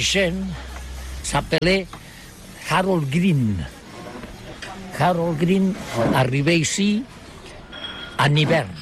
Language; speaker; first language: French; non-native, learner; Catalan